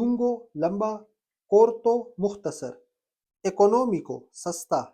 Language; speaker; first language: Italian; non-native, fluent; Urdu